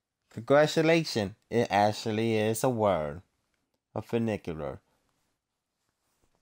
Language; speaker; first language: English; native; English